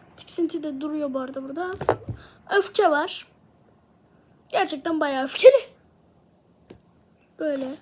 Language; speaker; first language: Turkish; native; Turkish